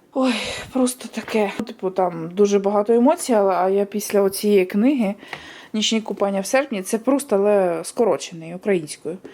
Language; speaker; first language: Ukrainian; native; Ukrainian